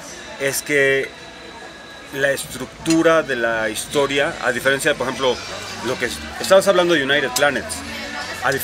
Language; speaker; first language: Spanish; native; Spanish